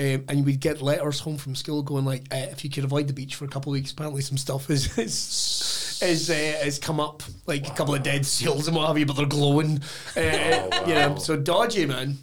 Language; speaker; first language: English; native; English